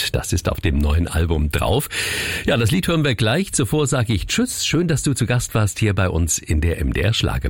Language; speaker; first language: German; native; German